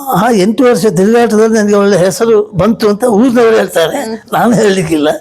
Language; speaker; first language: Kannada; native; Kannada